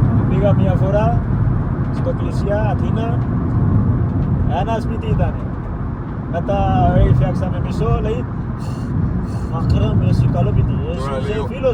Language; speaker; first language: Greek; non-native, learner; Urdu